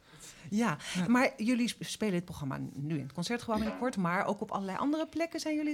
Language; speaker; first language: Dutch; native; Dutch